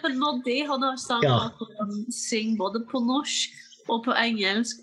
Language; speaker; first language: Norwegian; non-native, fluent; English